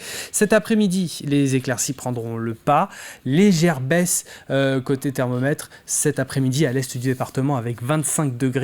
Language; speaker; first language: French; native; French